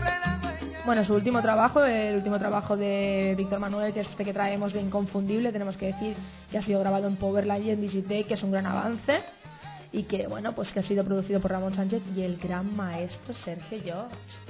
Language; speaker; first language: Spanish; native; Spanish